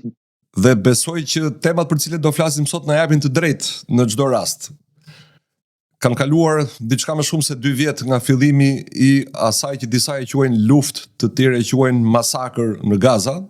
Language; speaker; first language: Albanian; native; Albanian